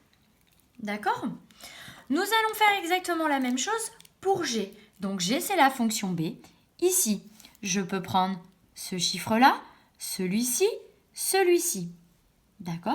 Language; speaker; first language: French; native; French